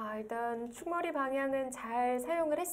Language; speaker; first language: Korean; native; Korean